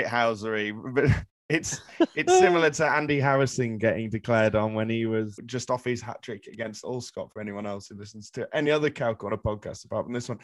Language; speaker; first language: English; native; English